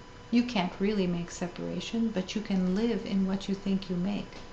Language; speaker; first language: English; native; English